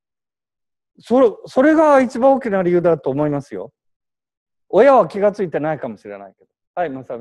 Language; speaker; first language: Japanese; native; Japanese